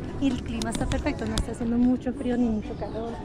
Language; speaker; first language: Spanish; native; Spanish